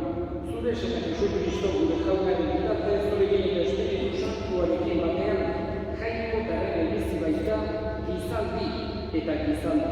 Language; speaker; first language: Basque; native; Basque